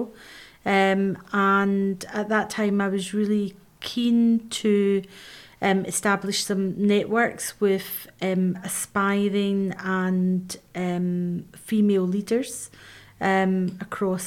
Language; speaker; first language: English; native; English